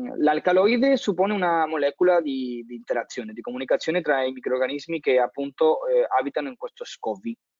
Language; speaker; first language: Italian; non-native, fluent; Spanish